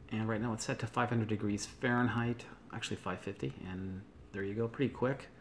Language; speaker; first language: English; native; English